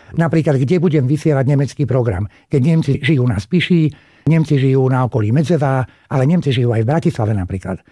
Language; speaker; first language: Slovak; non-native, local second language; Hungarian